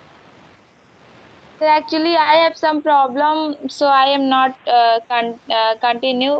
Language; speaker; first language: English; non-native, learner; Hindi